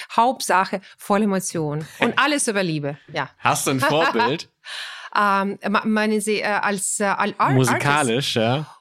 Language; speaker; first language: German; non-native, fluent; Ukrainian